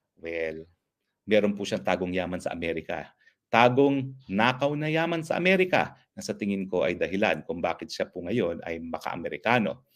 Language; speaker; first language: Filipino; native; Filipino